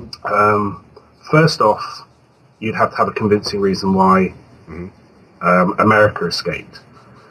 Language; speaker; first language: English; native; English